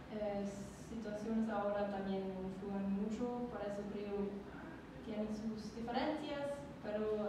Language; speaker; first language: Spanish; non-native, learner; German